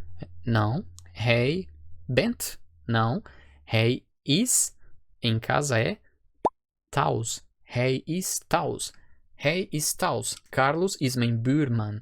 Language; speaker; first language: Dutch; non-native, fluent; Portuguese